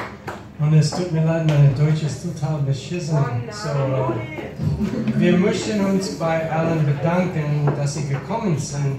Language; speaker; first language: German; non-native, learner; English